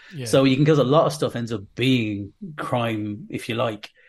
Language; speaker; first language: English; native; English